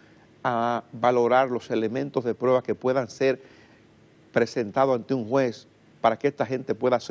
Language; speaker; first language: Spanish; native; Spanish